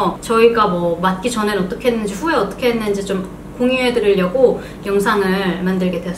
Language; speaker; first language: Korean; early bilingual, heritage; Korean